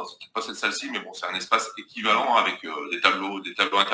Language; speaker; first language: French; native; French